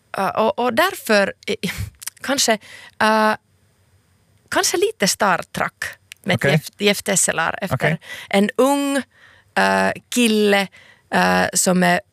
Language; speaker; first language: Swedish; non-native, local second language; Finnish